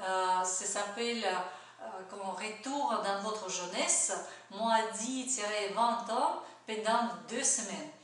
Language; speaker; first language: French; non-native, fluent; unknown